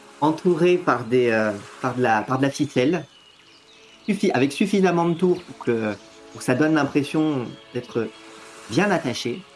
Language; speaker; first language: French; native; French